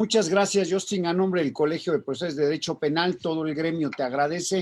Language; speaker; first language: Spanish; native; Spanish